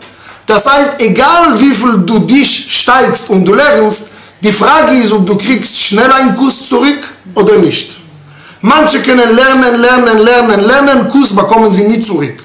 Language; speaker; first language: German; non-native, fluent; Hebrew